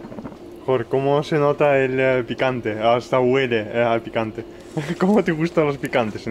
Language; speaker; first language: Spanish; native; Spanish